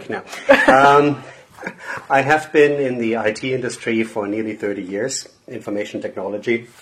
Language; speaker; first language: English; non-native, fluent; German